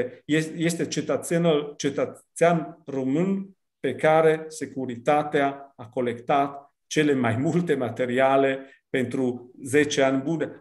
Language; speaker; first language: Romanian; non-native, fluent; Italian